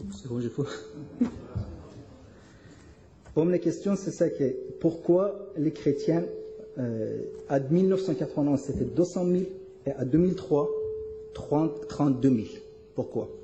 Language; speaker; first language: French; non-native, learner; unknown